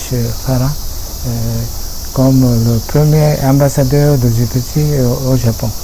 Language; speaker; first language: French; non-native, fluent; Japanese